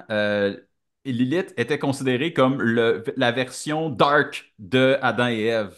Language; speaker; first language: French; native; French